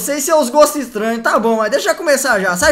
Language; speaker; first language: Portuguese; native; Portuguese